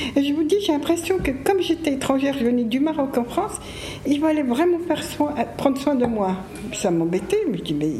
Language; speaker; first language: French; early bilingual, other home language; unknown